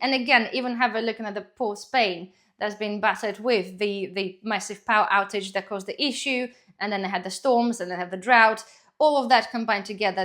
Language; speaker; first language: English; non-native, fluent; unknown